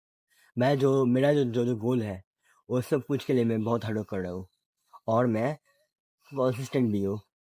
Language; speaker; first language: Hindi; non-native, local second language; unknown